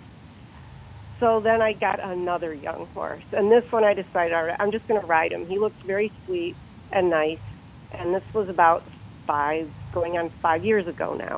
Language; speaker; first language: English; native; English